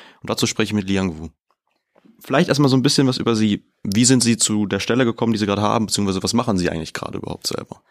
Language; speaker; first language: German; native; German